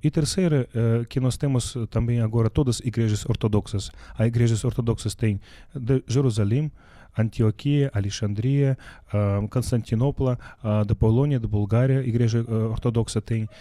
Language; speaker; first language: Portuguese; non-native, learner; Russian